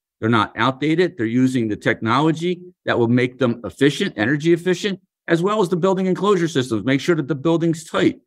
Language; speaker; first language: English; native; English